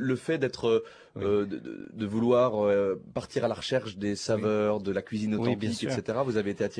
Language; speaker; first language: French; native; French